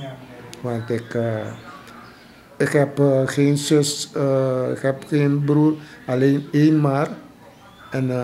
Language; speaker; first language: Dutch; non-native, local second language; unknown